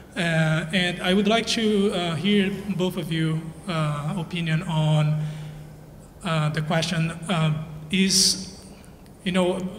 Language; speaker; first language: English; non-native, fluent; Portuguese